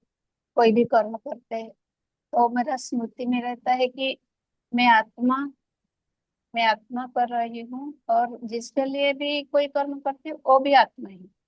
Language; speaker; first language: Hindi; non-native, local second language; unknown